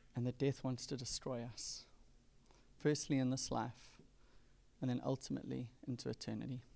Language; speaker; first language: English; native; English